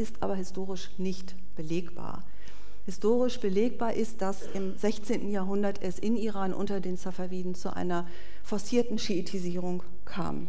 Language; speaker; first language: German; native; German